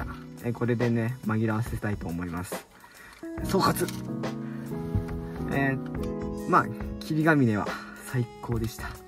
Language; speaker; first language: Japanese; native; Japanese